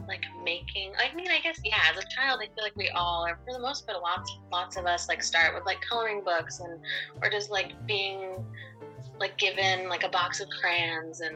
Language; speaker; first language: English; native; English